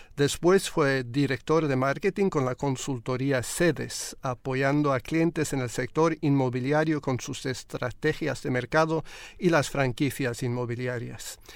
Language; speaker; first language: Spanish; non-native, fluent; English